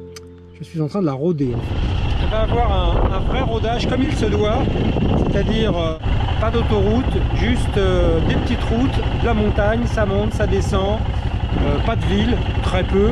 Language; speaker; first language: French; native; French